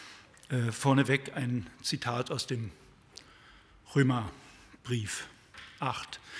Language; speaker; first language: German; native; German